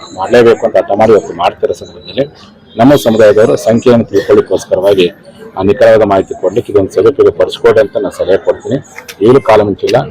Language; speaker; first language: Kannada; native; Kannada